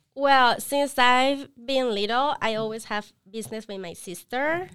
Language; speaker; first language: English; non-native, learner; Spanish